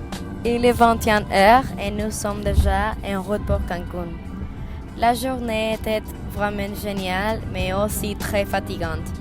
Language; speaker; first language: French; non-native, learner; Spanish